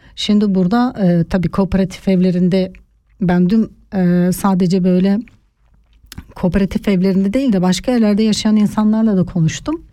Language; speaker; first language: German; non-native, learner; Turkish